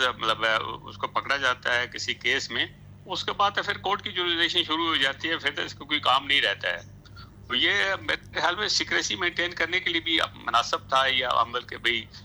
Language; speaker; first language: Urdu; non-native, local second language; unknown